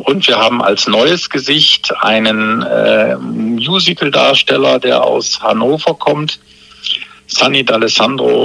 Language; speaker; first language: German; native; German